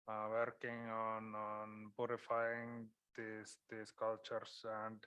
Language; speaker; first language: English; non-native, fluent; Finnish